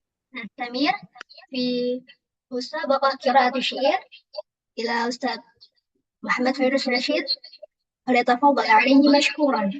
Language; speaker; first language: Arabic; non-native, learner; Indonesian